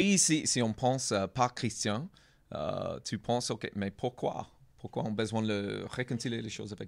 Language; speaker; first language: French; non-native, learner; English